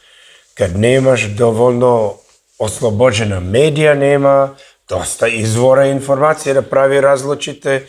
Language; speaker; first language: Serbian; early bilingual, heritage; English